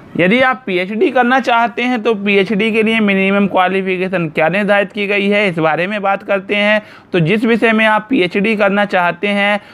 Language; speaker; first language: Hindi; native; Hindi